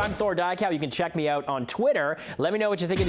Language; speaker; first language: English; native; English